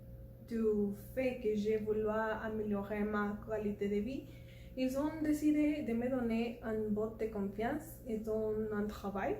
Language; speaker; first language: French; non-native, learner; Spanish